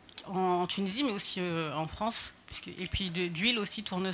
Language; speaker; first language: French; native; French